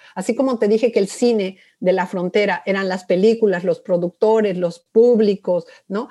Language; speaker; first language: Spanish; native; Spanish